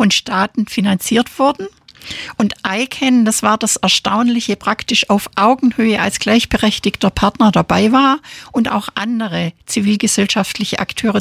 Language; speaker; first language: German; native; German